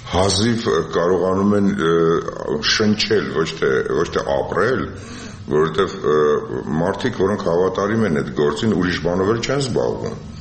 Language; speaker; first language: Armenian; native; Armenian